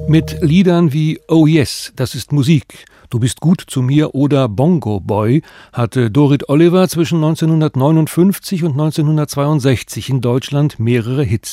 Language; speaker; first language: German; native; German